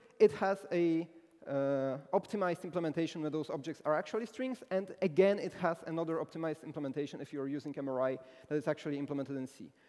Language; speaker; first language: English; non-native, fluent; Polish